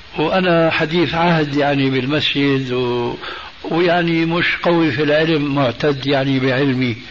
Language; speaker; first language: Arabic; early bilingual, other home language; Albanian